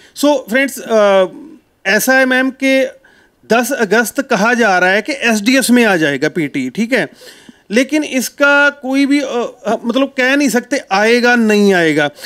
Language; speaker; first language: Hindi; non-native, local second language; Punjabi